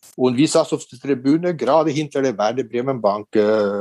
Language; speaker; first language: German; non-native, fluent; Norwegian